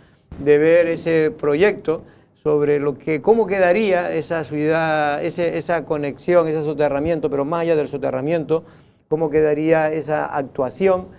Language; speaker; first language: Spanish; native; Spanish